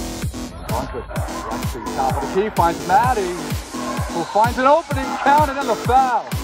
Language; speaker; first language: English; native; English